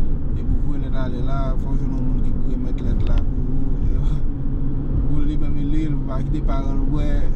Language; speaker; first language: French; non-native, learner; Haitian Creole